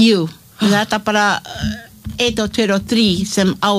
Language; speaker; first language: Icelandic; non-native, learner; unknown